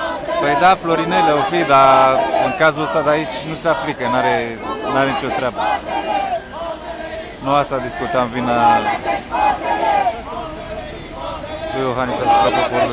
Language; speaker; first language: Romanian; native; Romanian